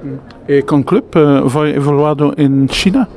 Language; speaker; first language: Portuguese; non-native, learner; Dutch